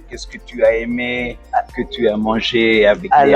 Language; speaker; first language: French; non-native, fluent; Spanish